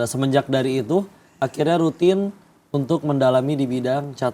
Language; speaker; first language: Indonesian; native; Indonesian